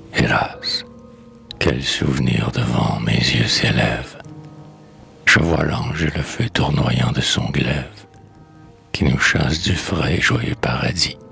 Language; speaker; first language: French; native; French